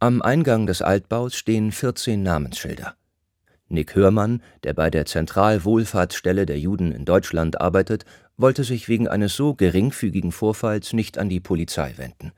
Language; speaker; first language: German; native; German